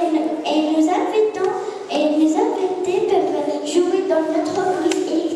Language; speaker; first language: French; non-native, local second language; Arabic